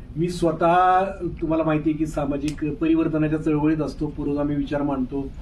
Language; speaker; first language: Marathi; native; Marathi